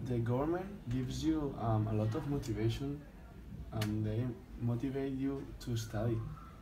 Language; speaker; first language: English; non-native, learner; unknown